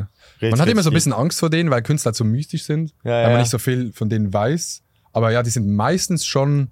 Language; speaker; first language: German; native; German